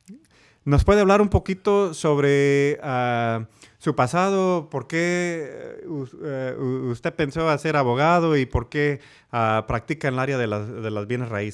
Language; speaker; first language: Spanish; early bilingual, heritage; English